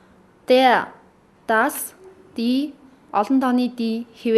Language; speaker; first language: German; non-native, fluent; Mongolian